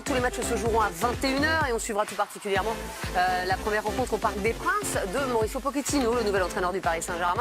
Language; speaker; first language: French; native; French